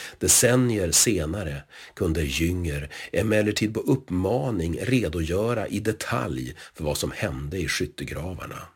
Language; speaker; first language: Swedish; native; Swedish